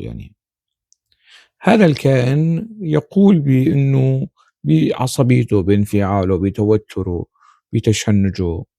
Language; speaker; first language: Arabic; non-native, local second language; Kurdish